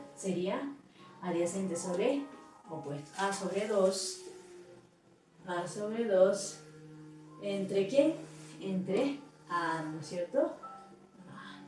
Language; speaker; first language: Spanish; native; Spanish